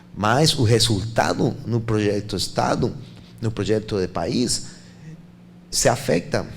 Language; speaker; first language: Portuguese; non-native, fluent; Spanish